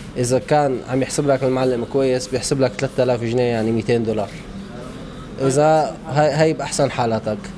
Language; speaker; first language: Arabic; native; Arabic